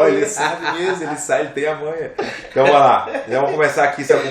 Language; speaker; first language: Portuguese; native; Portuguese